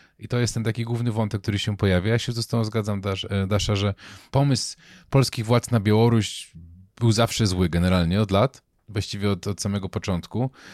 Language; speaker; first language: Polish; native; Polish